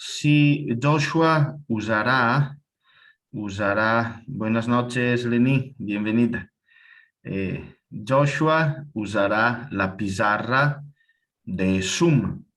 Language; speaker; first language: Spanish; non-native, fluent; Italian